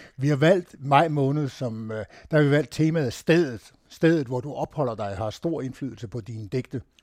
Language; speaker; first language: Danish; native; Danish